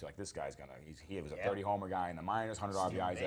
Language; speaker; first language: English; native; English